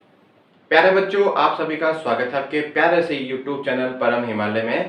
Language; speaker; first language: Hindi; native; Hindi